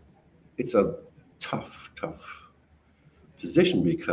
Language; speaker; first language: English; native; English